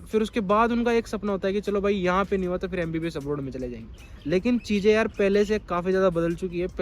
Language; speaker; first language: Hindi; native; Hindi